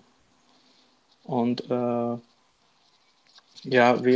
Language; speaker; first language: German; non-native, learner; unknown